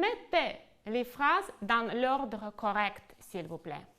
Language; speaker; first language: French; non-native, fluent; Ukrainian